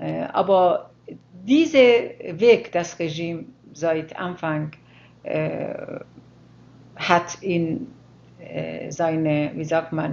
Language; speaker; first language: German; non-native, fluent; Persian